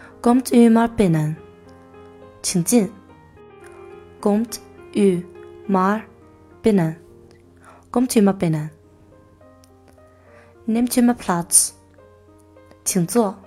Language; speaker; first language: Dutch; non-native, learner; Chinese